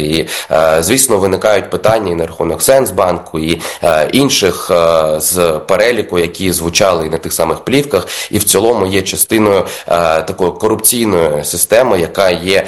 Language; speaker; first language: Ukrainian; native; Ukrainian